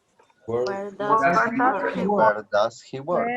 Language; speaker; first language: English; non-native, learner; Spanish